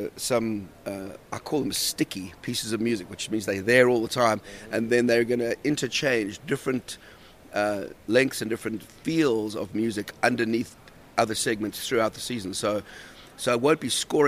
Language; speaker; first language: English; native; English